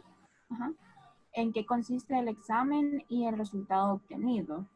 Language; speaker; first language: Spanish; native; Spanish